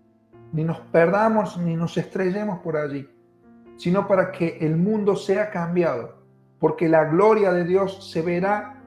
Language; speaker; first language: Spanish; native; Spanish